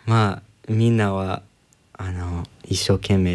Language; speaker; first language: Japanese; non-native, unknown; English